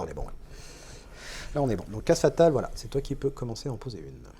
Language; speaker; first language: French; native; French